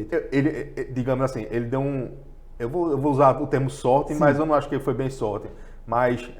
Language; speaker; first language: Portuguese; native; Portuguese